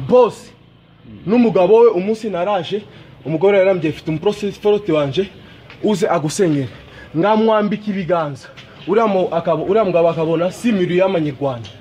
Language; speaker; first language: Kinyarwanda; non-native, fluent; Swahili